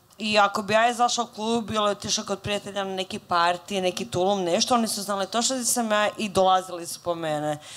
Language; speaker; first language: Croatian; native; Croatian